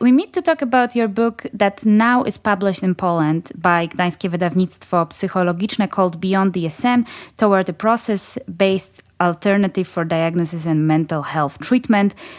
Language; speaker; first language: English; non-native, fluent; Polish